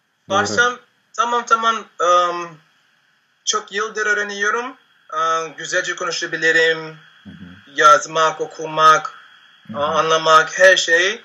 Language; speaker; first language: Turkish; non-native, fluent; Spanish